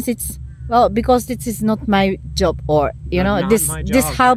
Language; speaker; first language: English; non-native, learner; Japanese